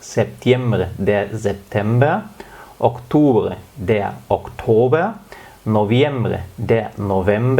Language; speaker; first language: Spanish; non-native, fluent; German